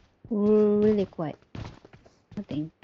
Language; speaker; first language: English; non-native, learner; Indonesian